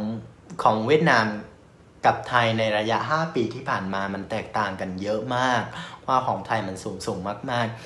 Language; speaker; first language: Thai; non-native, fluent; Vietnamese